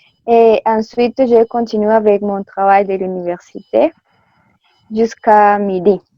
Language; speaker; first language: French; non-native, learner; Spanish